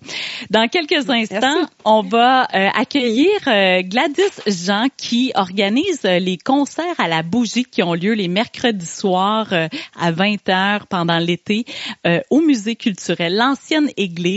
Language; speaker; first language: French; native; French